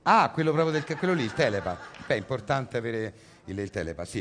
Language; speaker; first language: Italian; native; Italian